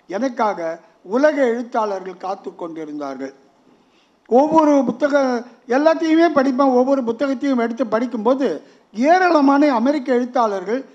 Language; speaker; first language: Tamil; native; Tamil